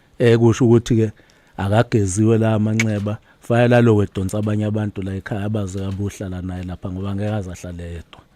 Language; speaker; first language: Zulu; native; Zulu